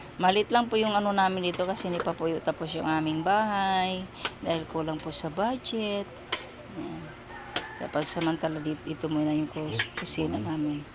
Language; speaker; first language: Filipino; non-native, local second language; Cebuano